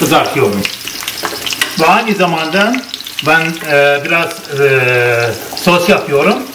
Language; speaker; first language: Turkish; non-native, learner; Arabic